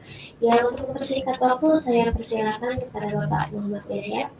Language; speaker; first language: Indonesian; native; Indonesian